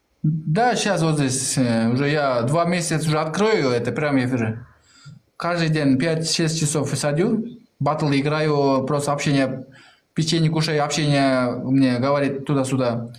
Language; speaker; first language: Russian; non-native, learner; Kyrgyz